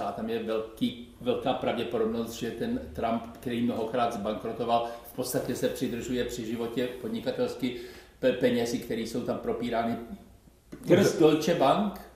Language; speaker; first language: Czech; native; Czech